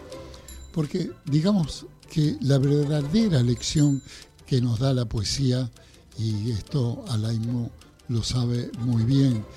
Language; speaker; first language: Spanish; native; Spanish